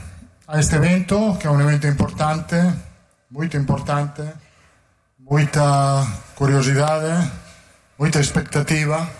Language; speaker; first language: Portuguese; non-native, fluent; Italian